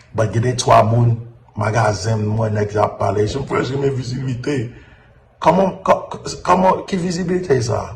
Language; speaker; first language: Haitian Creole; early bilingual, heritage; Haitian Creole